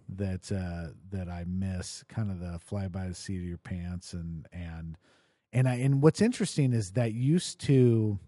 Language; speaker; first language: English; native; English